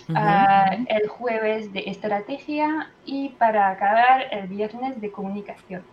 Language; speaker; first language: Spanish; non-native, fluent; French